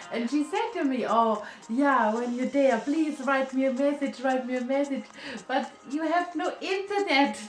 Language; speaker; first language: English; non-native, learner; German